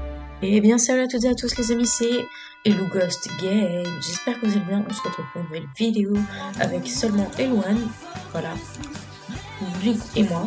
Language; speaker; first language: French; native; French